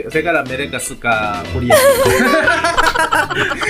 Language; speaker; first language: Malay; non-native, learner; Japanese